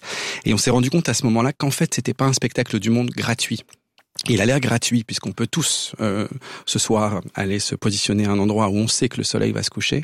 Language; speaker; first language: French; native; French